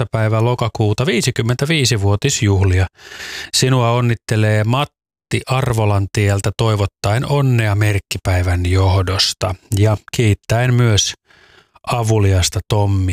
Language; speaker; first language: Finnish; native; Finnish